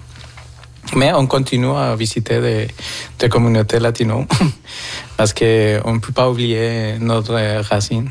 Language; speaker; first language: French; non-native, fluent; Spanish